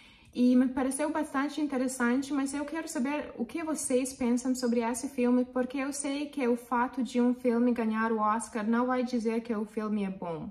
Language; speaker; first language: Portuguese; non-native, fluent; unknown